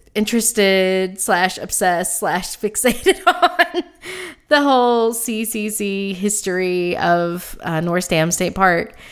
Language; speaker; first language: English; native; English